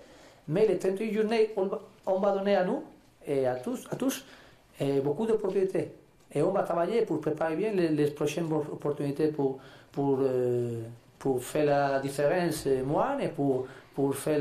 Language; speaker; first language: French; non-native, learner; Spanish